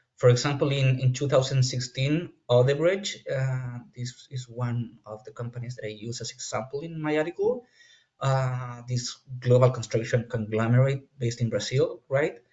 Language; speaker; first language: English; non-native, fluent; Spanish